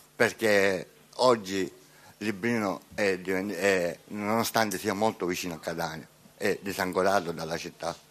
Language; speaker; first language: Italian; native; Italian